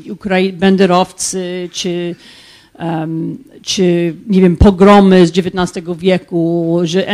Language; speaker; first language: Polish; non-native, fluent; English